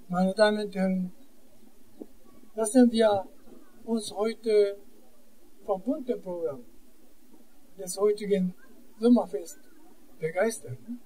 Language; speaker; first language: German; non-native, fluent; Japanese